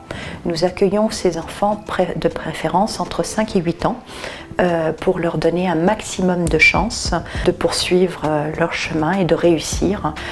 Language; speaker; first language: French; native; French